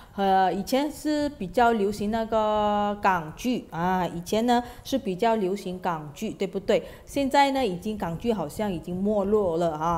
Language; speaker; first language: Chinese; non-native, fluent; Malay